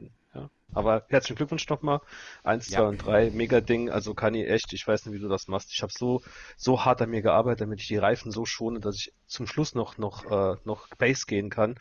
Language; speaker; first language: German; native; German